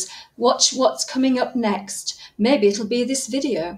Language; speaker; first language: English; native; English